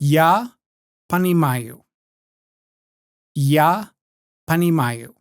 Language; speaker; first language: Russian; non-native, learner; English